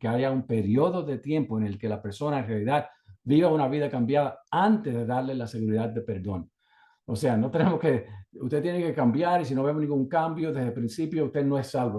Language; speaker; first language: Spanish; native; Spanish